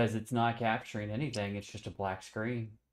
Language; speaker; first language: English; native; English